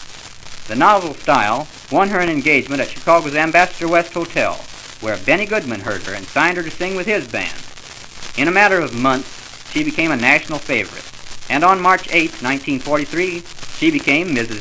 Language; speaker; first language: English; native; English